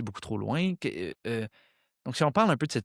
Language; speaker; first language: French; native; French